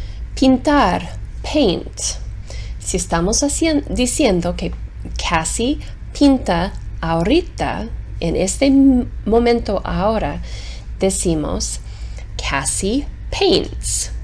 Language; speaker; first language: Spanish; non-native, fluent; English